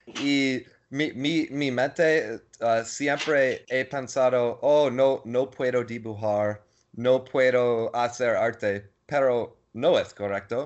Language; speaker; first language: Spanish; non-native, learner; English